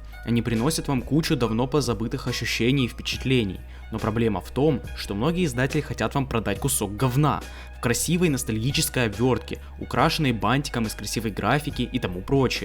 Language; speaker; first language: Russian; native; Russian